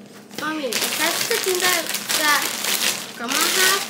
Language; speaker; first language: English; native; English